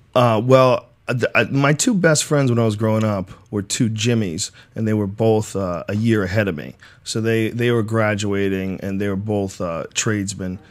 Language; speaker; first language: English; native; English